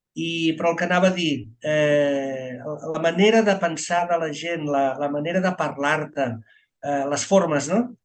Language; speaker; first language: Catalan; native; Catalan